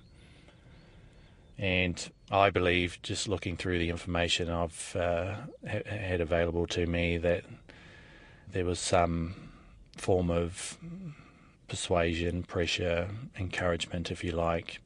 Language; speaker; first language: English; native; English